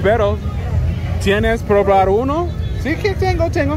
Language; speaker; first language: Spanish; non-native, learner; English